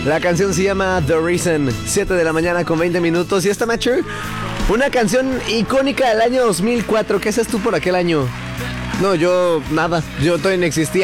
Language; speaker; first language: Spanish; native; Spanish